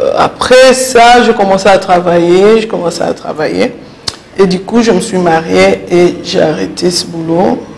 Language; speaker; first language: French; non-native, local second language; Lingala